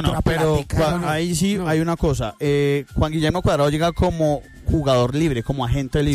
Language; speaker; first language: Spanish; native; Spanish